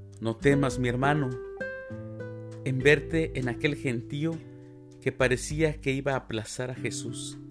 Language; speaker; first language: Spanish; native; Spanish